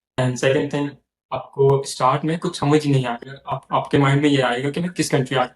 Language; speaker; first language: Urdu; non-native, local second language; Northern Hindko